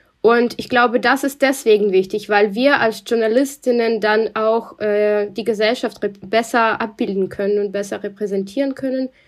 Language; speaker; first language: German; non-native, fluent; Russian